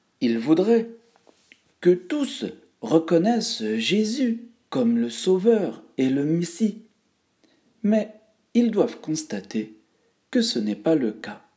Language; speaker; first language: French; native; French